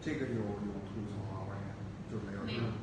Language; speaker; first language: Chinese; native; Chinese